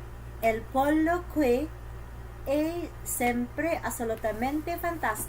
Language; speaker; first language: Italian; non-native, learner; Filipino